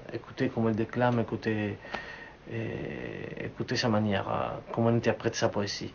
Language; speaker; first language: French; non-native, fluent; Spanish